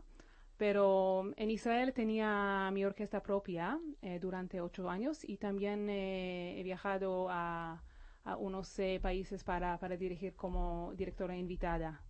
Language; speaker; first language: Spanish; non-native, fluent; Hebrew